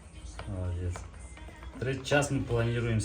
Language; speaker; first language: Russian; non-native, learner; Tajik